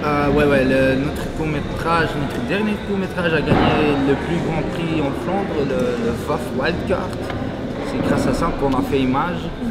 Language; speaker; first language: French; non-native, local second language; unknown